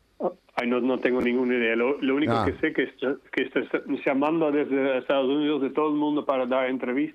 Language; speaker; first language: Spanish; non-native, fluent; Dutch